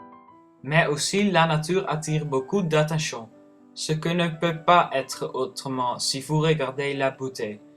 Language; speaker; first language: French; non-native, learner; Dutch